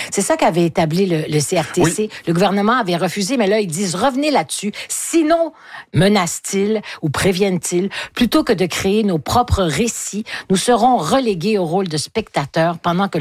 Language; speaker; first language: French; native; French